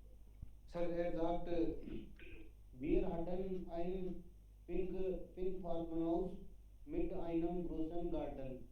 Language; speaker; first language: German; non-native, learner; Hindi